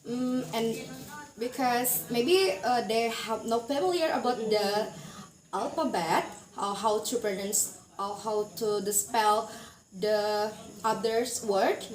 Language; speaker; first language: English; non-native, learner; Indonesian